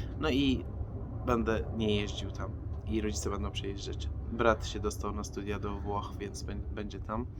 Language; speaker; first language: Polish; non-native, fluent; Persian